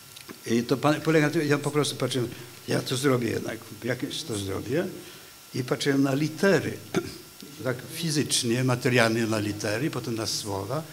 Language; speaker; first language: Polish; non-native, fluent; Swedish